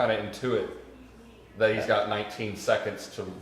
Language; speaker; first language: English; native; English